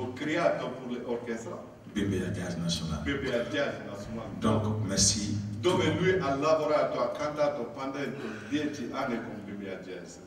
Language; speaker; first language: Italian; non-native, learner; Bambara